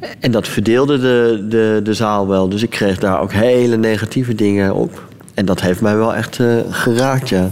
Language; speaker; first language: Dutch; native; Dutch